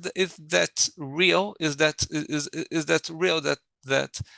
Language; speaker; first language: English; non-native, learner; Portuguese